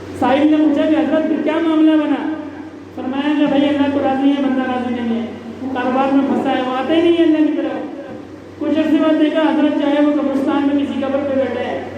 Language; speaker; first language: Urdu; non-native, local second language; Punjabi